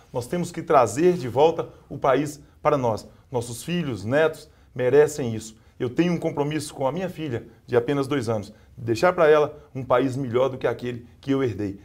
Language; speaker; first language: Portuguese; native; Portuguese